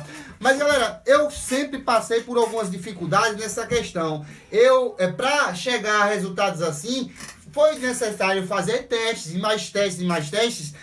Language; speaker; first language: Portuguese; native; Portuguese